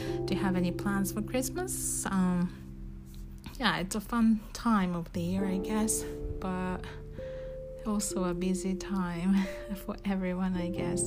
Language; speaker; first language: English; non-native, fluent; Japanese